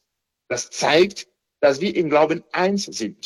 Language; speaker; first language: German; non-native, fluent; Haitian Creole